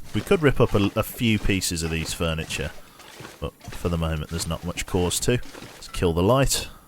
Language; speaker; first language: English; native; English